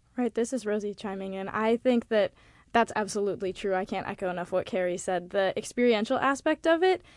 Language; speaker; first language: English; native; English